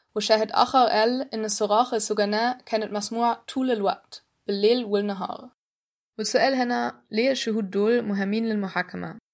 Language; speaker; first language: Arabic; non-native, fluent; German